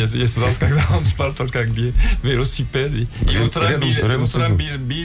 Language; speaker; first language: Russian; non-native, learner; French